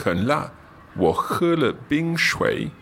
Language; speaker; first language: Chinese; non-native, learner; English